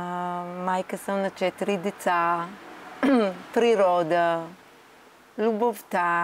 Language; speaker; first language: Bulgarian; non-native, fluent; Hebrew